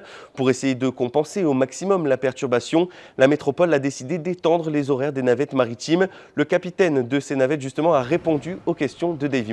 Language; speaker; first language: French; native; French